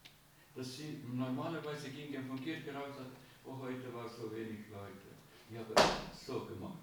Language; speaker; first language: German; non-native, learner; Estonian